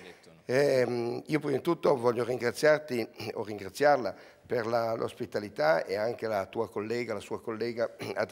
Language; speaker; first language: Italian; native; Italian